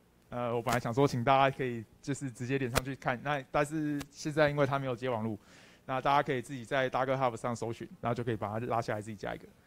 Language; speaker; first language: Chinese; native; Chinese